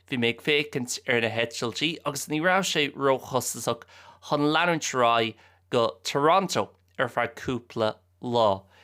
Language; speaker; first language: Irish; native; Irish